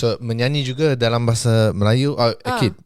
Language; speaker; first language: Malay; early bilingual, heritage; English